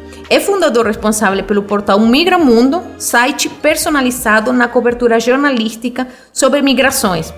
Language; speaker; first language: Portuguese; non-native, fluent; Spanish